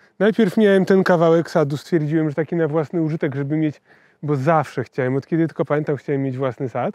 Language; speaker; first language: Polish; native; Polish